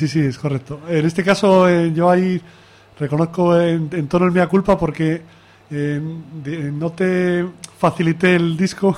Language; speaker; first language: Spanish; native; Spanish